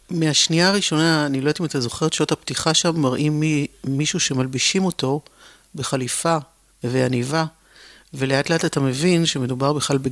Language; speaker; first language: Hebrew; native; Hebrew